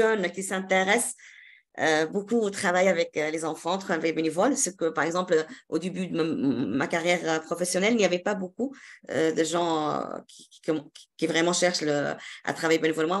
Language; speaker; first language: French; non-native, local second language; Arabic